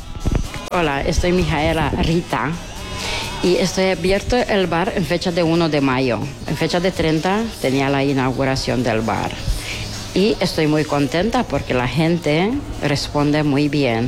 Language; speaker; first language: Spanish; non-native, learner; Romanian